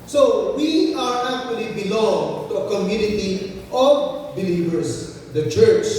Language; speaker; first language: English; non-native, local second language; Filipino